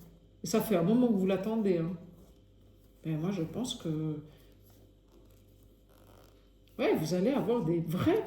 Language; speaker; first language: French; native; French